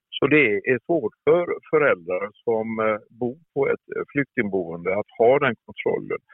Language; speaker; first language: Swedish; native; Swedish